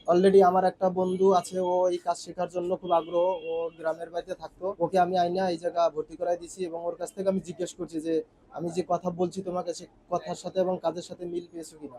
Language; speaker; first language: Bangla; native; Bangla